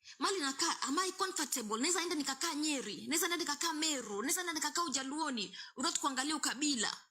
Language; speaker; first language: Swahili; non-native, local second language; Luo (Kenya and Tanzania)